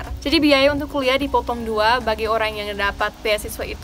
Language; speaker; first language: Indonesian; non-native, fluent; English